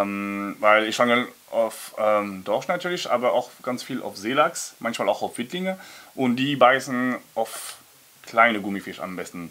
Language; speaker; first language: German; non-native, learner; French